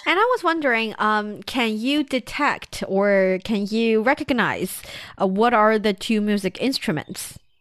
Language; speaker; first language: English; non-native, fluent; Chinese